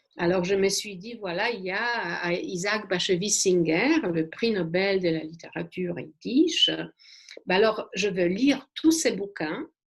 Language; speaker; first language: French; non-native, fluent; Polish